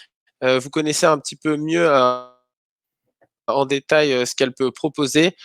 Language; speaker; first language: French; native; French